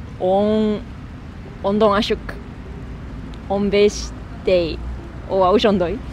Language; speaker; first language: Kyrgyz; non-native, learner; Japanese